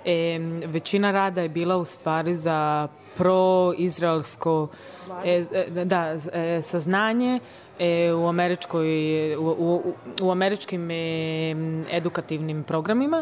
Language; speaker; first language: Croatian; early bilingual, other home language; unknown